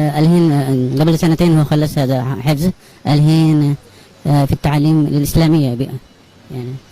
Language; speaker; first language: Arabic; non-native, learner; Urdu